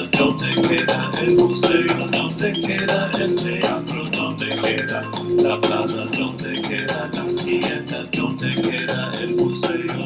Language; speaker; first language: Spanish; non-native, fluent; English